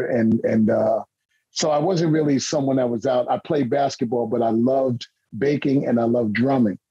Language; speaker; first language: English; native; English